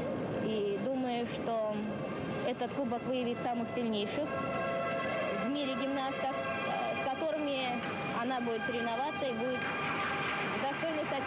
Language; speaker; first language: Russian; native; Russian